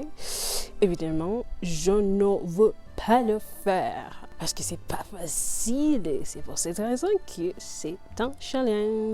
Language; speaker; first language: French; non-native, learner; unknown